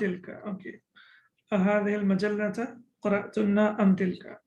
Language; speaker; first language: Arabic; non-native, fluent; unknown